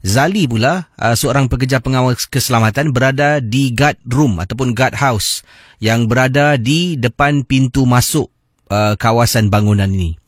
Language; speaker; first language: Malay; native; Malay